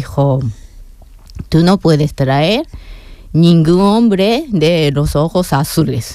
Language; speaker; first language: Spanish; non-native, fluent; Japanese